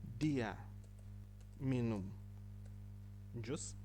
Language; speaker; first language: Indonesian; non-native, fluent; Ukrainian